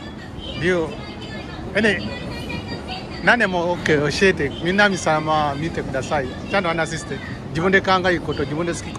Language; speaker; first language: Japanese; non-native, learner; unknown